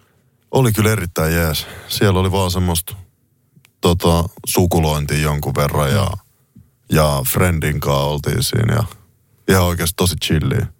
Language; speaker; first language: Finnish; native; Finnish